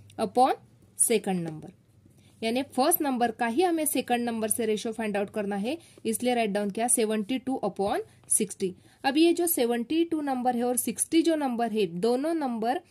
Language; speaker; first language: Hindi; non-native, local second language; Marathi